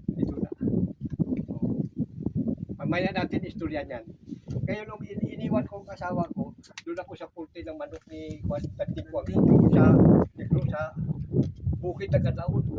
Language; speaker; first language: Filipino; non-native, local second language; Hiligaynon